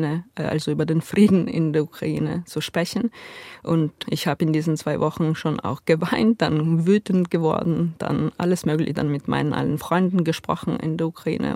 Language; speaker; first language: German; non-native, fluent; Ukrainian